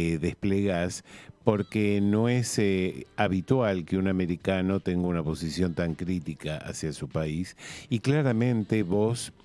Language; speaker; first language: Spanish; native; Spanish